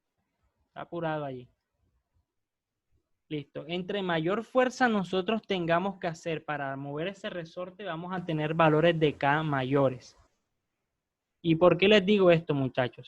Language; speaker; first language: Spanish; native; Spanish